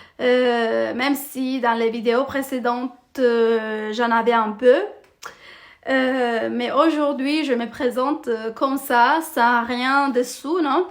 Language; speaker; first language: French; non-native, fluent; Italian